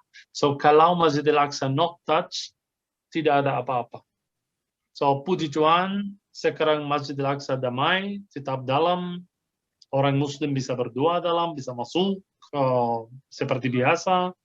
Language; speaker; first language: Indonesian; non-native, fluent; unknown